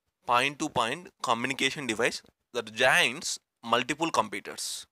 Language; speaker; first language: English; non-native, local second language; Telugu